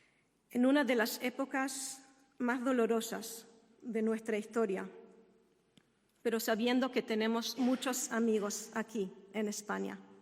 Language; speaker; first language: Spanish; non-native, fluent; Hebrew